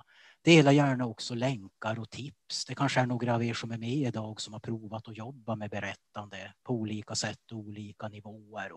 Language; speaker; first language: Swedish; native; Swedish